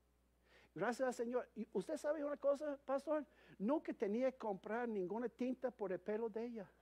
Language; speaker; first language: Spanish; non-native, fluent; English